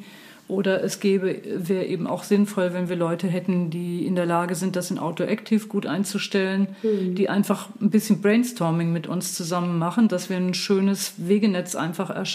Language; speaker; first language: German; native; German